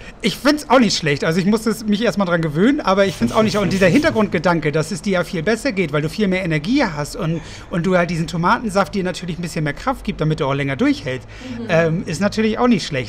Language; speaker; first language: German; native; German